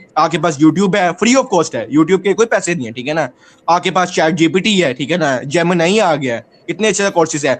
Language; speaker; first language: Urdu; non-native, local second language; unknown